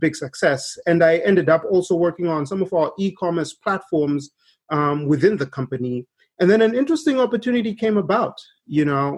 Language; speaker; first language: English; non-native, local second language; Shona